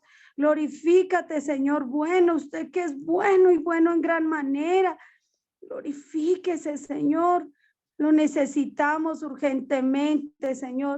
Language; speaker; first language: Spanish; native; Spanish